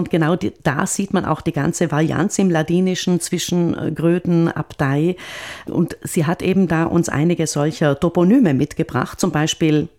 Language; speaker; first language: German; native; German